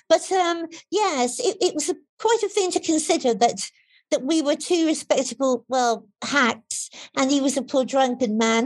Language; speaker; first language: English; native; English